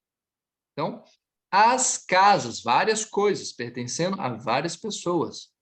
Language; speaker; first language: Portuguese; native; Portuguese